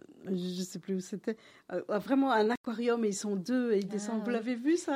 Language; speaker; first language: French; native; French